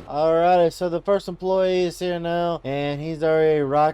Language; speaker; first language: English; native; English